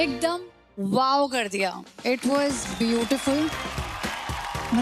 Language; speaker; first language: Hindi; native; Hindi